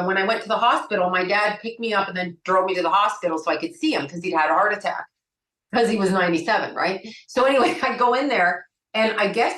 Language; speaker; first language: English; native; English